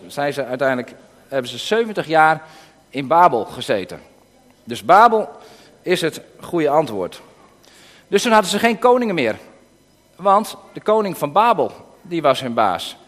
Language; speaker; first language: Dutch; native; Dutch